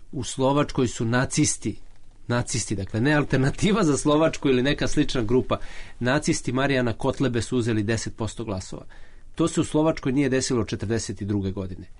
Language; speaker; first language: Serbian; native; Serbian